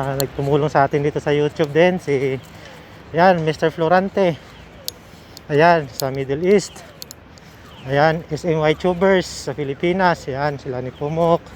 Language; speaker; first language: Filipino; native; Filipino